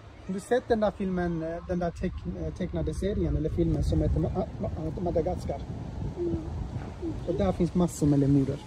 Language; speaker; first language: Swedish; early bilingual, other home language; Persian